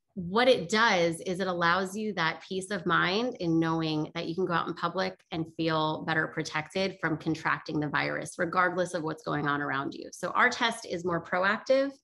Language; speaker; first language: English; native; English